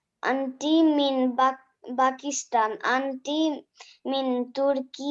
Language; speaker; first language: Arabic; non-native, learner; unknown